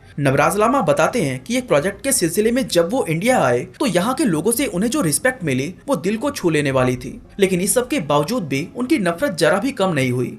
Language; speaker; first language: Hindi; native; Hindi